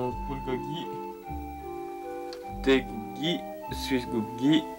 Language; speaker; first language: Korean; non-native, learner; French